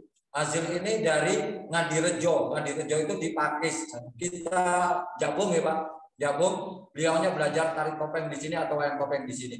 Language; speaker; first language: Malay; non-native, local second language; Javanese